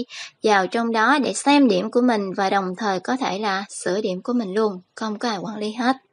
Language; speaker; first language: Vietnamese; native; Vietnamese